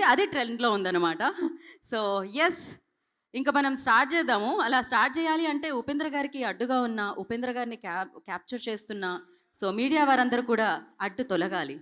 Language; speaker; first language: Telugu; native; Telugu